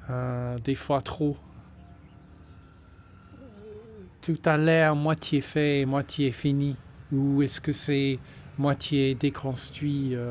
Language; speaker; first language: French; non-native, fluent; English